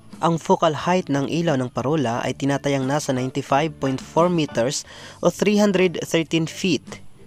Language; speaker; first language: Filipino; non-native, local second language; Waray